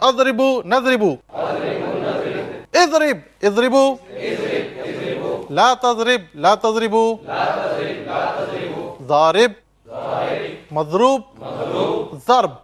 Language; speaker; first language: Arabic; non-native, fluent; Urdu